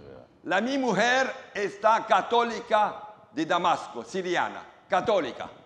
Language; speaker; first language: Spanish; non-native, learner; Romanian